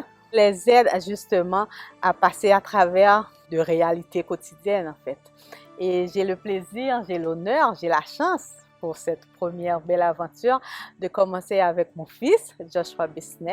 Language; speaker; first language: French; native; French